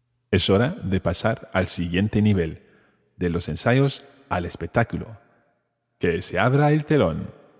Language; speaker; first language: Spanish; non-native, fluent; English